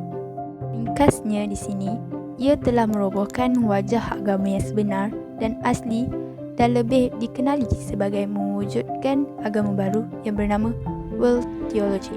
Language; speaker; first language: Malay; native; Malay